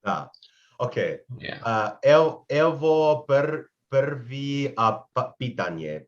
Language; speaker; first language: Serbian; non-native, learner; English